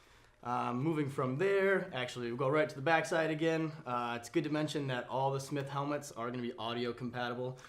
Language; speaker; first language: English; native; English